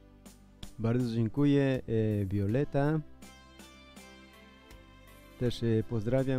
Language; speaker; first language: Polish; non-native, learner; Spanish